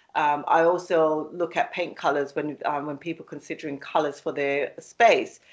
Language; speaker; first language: English; native; English